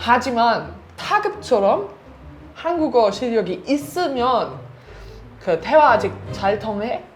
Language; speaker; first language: Korean; non-native, learner; German